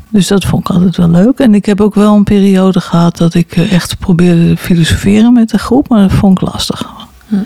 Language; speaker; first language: Dutch; native; Dutch